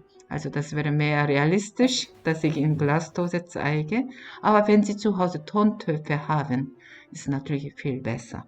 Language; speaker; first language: German; non-native, fluent; Korean